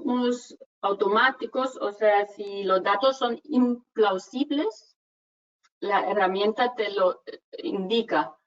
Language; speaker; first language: Spanish; non-native, fluent; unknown